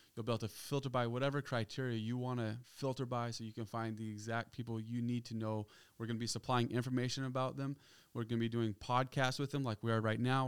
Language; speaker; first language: English; native; English